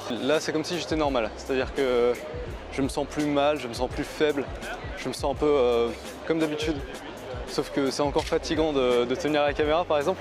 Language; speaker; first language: French; native; French